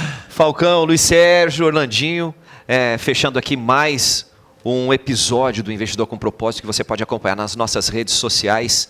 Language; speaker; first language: Portuguese; native; Portuguese